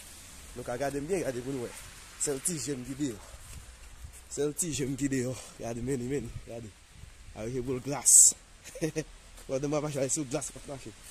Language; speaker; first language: French; non-native, learner; Haitian Creole